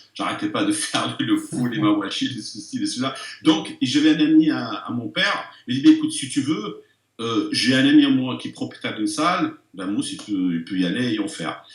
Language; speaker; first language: French; early bilingual, other home language; Arabic